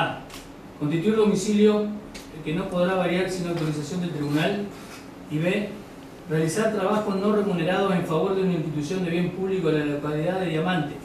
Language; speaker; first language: Spanish; native; Spanish